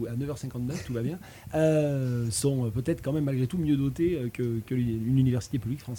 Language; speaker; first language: French; native; French